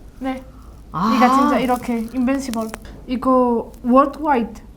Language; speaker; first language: Korean; non-native, learner; Spanish